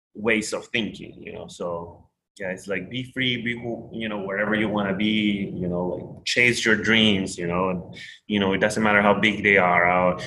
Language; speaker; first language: English; non-native, fluent; Spanish